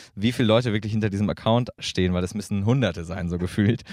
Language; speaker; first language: German; native; German